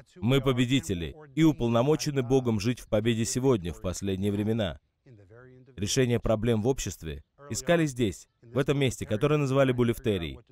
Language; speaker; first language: Russian; non-native, fluent; English